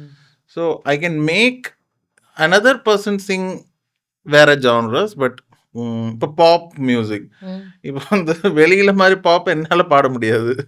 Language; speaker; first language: Tamil; non-native, fluent; Malayalam